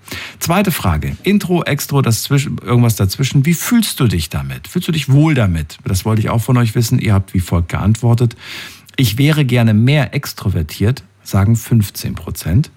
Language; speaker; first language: German; native; German